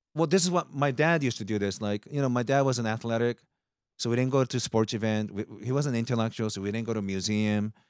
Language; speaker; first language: English; early bilingual, other home language; Japanese